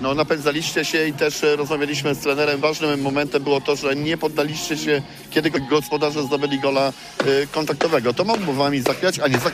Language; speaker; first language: Polish; native; Polish